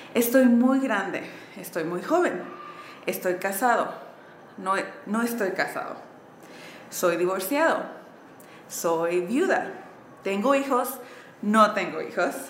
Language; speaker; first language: Spanish; early bilingual, heritage; Spanish